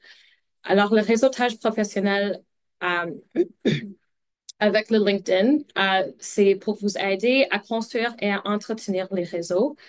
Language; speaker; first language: French; non-native, local second language; English